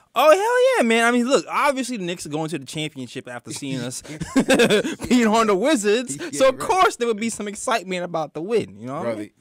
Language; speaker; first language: English; native; English